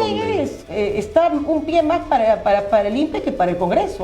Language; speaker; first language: Spanish; native; Spanish